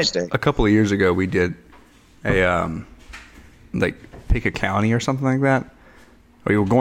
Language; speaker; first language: English; native; English